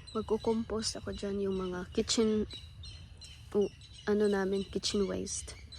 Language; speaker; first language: Filipino; native; Filipino